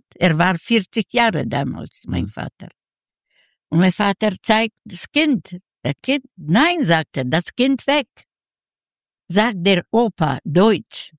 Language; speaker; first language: German; non-native, learner; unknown